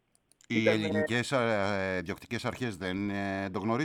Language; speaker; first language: Greek; native; Greek